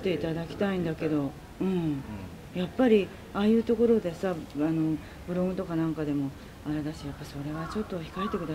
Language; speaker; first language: Japanese; native; Japanese